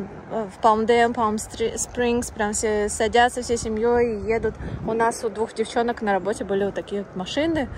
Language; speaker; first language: Russian; native; Russian